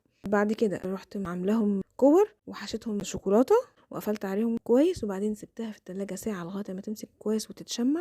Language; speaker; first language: Arabic; native; Arabic